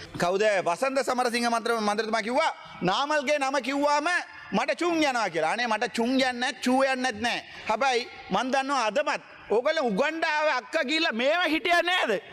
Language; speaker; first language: Sinhala; non-native, local second language; Tamil